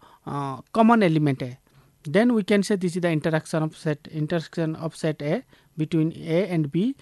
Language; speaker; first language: English; non-native, local second language; Hindi